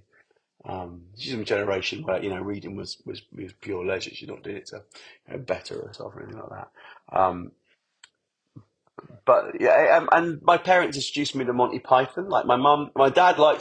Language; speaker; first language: English; native; English